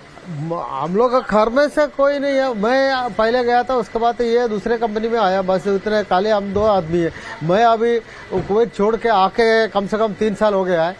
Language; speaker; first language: Hindi; non-native, local second language; Malayalam